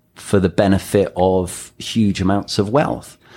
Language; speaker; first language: English; native; English